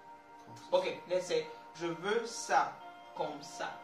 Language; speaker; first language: French; non-native, learner; English